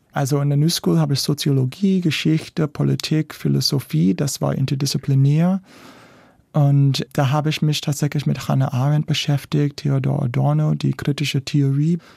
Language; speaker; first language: German; non-native, fluent; English